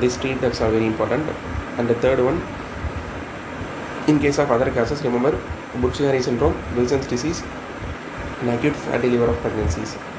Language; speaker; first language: English; non-native, local second language; Tamil